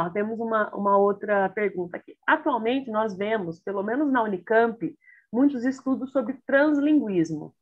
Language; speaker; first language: Portuguese; native; Portuguese